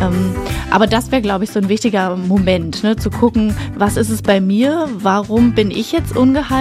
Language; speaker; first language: German; native; German